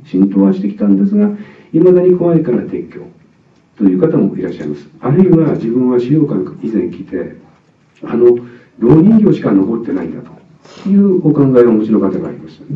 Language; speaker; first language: Japanese; native; Japanese